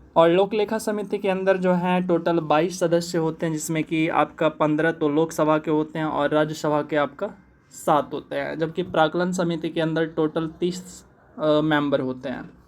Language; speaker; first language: Hindi; native; Hindi